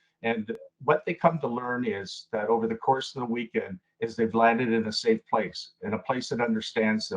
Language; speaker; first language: English; native; English